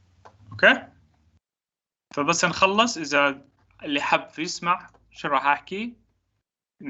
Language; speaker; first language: Arabic; native; Arabic